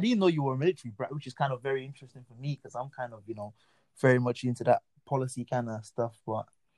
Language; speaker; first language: English; non-native, local second language; Yoruba